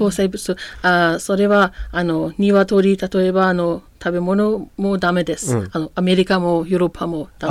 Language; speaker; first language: Japanese; non-native, learner; German